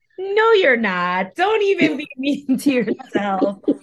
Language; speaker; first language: English; early bilingual, other home language; Spanish